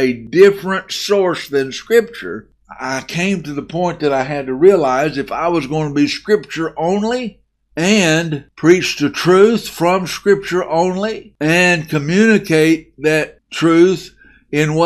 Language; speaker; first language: English; native; English